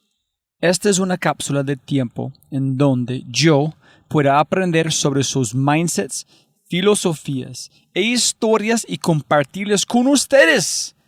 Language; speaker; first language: Spanish; non-native, fluent; English